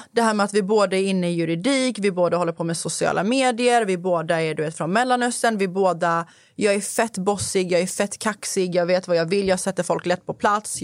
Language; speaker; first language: Swedish; early bilingual, other home language; Persian